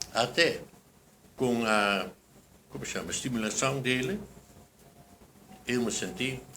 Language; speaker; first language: Portuguese; non-native, fluent; Dutch